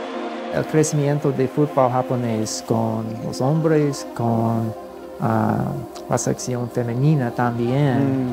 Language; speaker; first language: Spanish; non-native, fluent; English